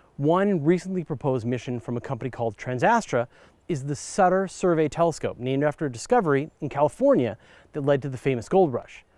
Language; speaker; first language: English; native; English